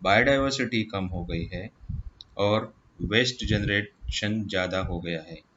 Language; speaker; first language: Hindi; non-native, local second language; Marathi